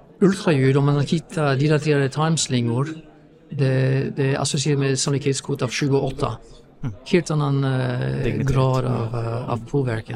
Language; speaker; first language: Swedish; non-native, fluent; English